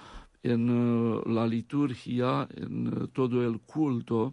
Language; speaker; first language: Spanish; non-native, fluent; Romanian